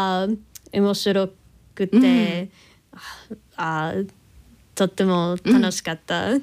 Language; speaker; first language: Japanese; non-native, learner; English